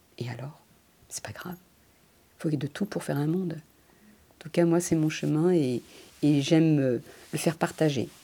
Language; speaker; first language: French; early bilingual, other home language; Spanish